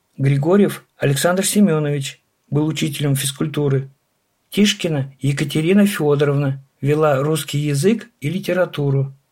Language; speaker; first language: Russian; native; Russian